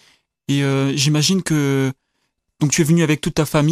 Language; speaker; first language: French; native; French